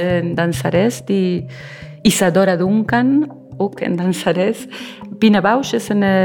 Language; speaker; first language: Dutch; non-native, learner; Spanish